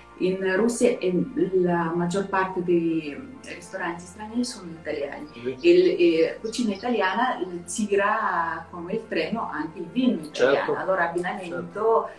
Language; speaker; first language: Italian; non-native, fluent; Russian